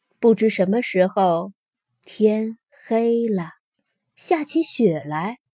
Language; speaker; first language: Chinese; native; Chinese